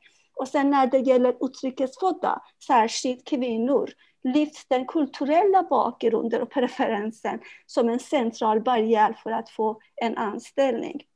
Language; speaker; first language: Swedish; non-native, fluent; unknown